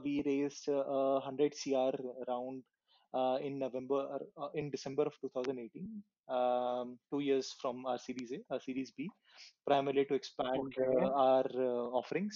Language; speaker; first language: English; non-native, local second language; Hindi